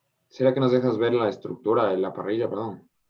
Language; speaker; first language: Spanish; native; Spanish